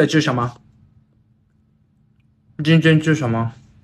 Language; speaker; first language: Chinese; non-native, learner; Japanese